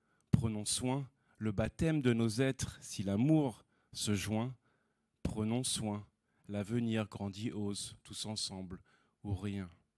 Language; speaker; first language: French; native; French